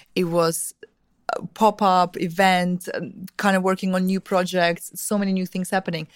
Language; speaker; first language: English; early bilingual, other home language; Russian